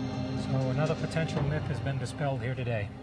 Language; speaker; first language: English; native; English